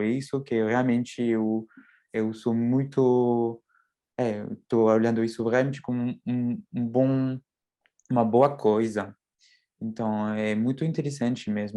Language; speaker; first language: Portuguese; non-native, fluent; French